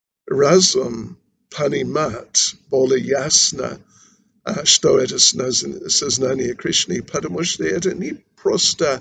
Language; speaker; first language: Russian; non-native, learner; English